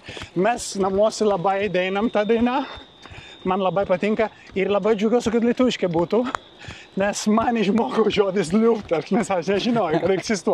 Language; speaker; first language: Lithuanian; non-native, learner; Italian